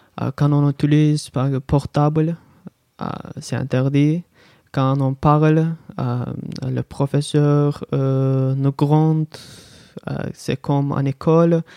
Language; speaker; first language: French; non-native, learner; Azerbaijani